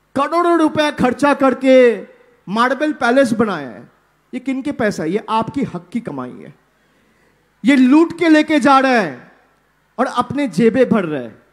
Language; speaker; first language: Hindi; non-native, local second language; Bangla